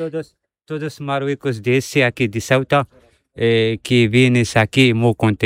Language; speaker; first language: Spanish; non-native, learner; Arabic